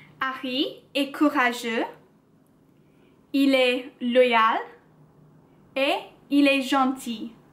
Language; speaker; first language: French; non-native, learner; English